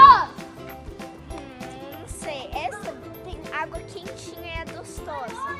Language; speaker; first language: Portuguese; early bilingual, heritage; Portuguese